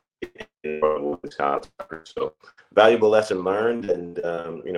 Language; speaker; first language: English; native; English